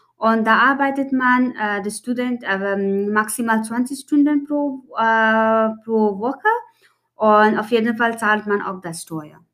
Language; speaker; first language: German; non-native, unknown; Nepali